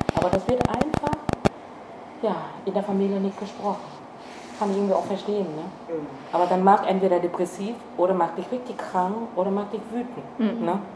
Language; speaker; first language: German; non-native, fluent; Vietnamese